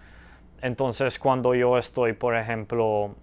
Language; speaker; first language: Spanish; early bilingual, heritage; Spanish